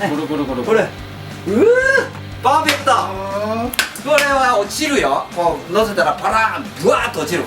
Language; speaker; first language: Japanese; native; Japanese